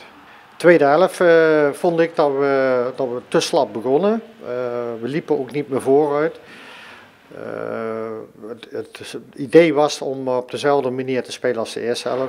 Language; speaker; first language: Dutch; native; Dutch